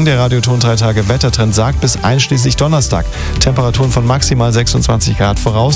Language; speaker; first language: German; native; German